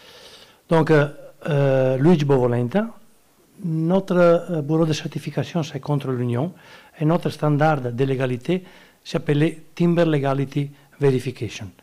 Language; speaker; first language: French; non-native, learner; Italian